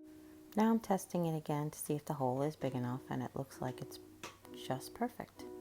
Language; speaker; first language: English; native; English